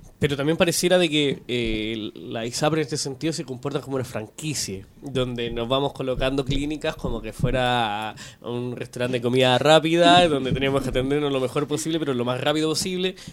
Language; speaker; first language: Spanish; native; Spanish